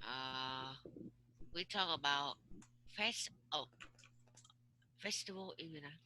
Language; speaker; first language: English; non-native, learner; Vietnamese